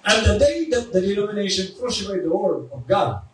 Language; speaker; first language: English; non-native, local second language; Filipino